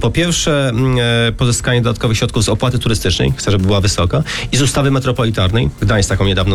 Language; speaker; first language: Polish; native; Polish